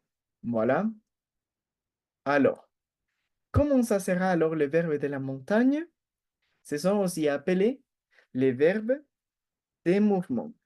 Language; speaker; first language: French; non-native, fluent; Spanish